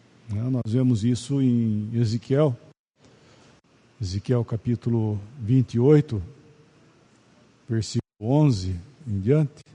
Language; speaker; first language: Portuguese; native; Portuguese